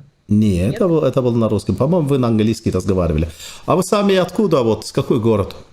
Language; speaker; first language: Russian; non-native, fluent; Turkish